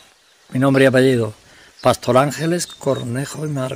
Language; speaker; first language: Spanish; native; Spanish